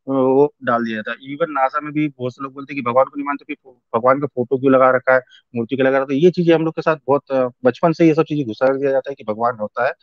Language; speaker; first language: Hindi; native; Hindi